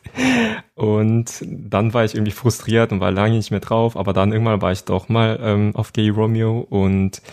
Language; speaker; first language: German; non-native, fluent; Korean